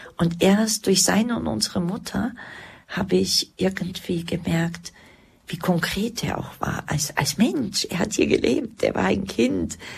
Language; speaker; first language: German; early bilingual, other home language; Croatian